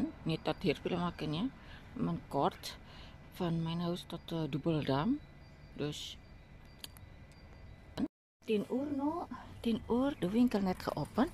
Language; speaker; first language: Dutch; non-native, learner; Indonesian